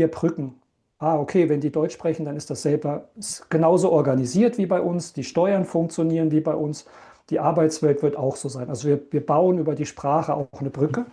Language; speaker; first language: German; native; German